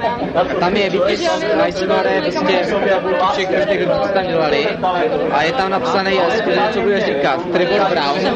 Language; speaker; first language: Czech; native; Czech